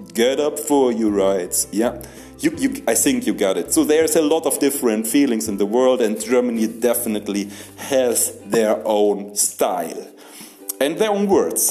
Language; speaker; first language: English; non-native, fluent; German